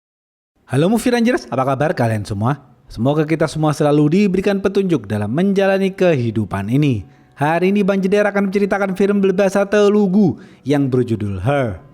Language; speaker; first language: Indonesian; native; Indonesian